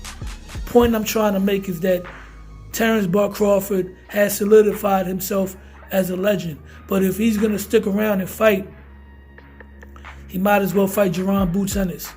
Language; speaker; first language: English; native; English